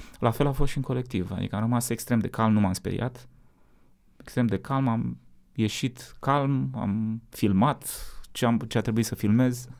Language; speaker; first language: Romanian; native; Romanian